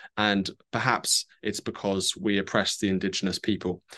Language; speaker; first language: English; native; English